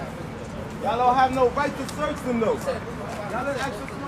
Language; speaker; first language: English; native; English